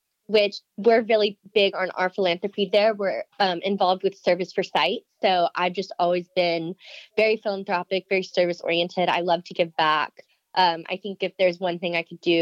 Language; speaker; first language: English; native; English